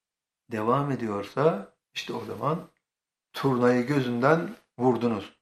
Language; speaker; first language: Turkish; native; Turkish